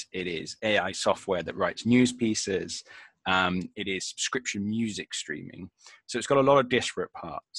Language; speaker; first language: English; native; English